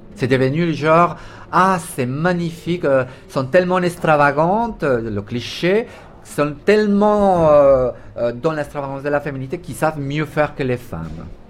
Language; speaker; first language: French; non-native, fluent; Spanish